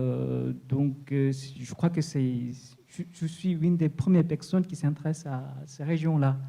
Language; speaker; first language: French; non-native, fluent; Korean